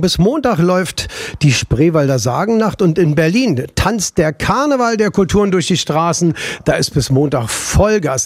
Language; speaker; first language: German; native; German